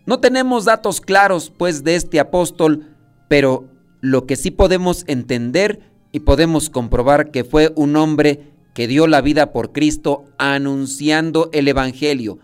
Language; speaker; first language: Spanish; native; Spanish